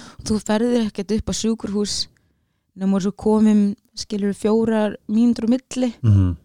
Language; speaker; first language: Icelandic; native; Icelandic